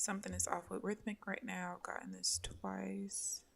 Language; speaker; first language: English; native; English